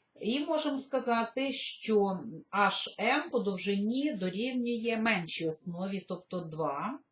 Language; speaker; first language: Ukrainian; native; Ukrainian